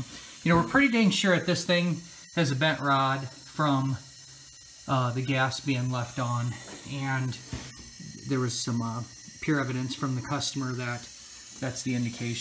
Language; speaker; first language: English; native; English